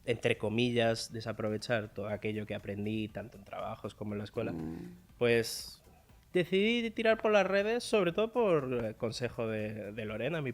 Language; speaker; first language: Spanish; early bilingual, other home language; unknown